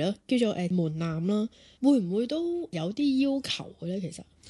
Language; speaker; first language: Cantonese; native; Cantonese